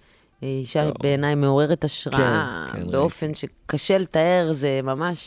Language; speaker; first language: Hebrew; native; Hebrew